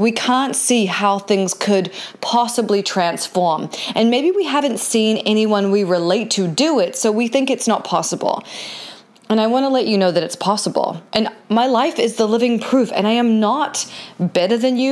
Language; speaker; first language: English; native; English